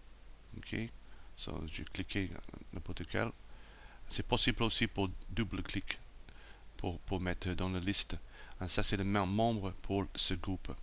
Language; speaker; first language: French; non-native, learner; English